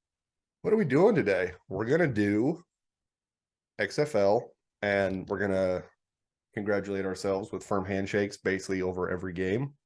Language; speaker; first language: English; native; English